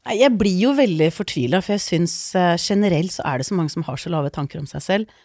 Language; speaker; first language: Norwegian; early bilingual, other home language; Icelandic